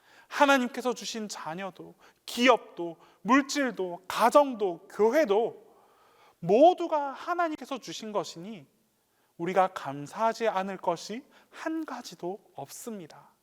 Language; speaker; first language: Korean; native; Korean